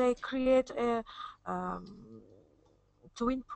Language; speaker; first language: English; non-native, fluent; Azerbaijani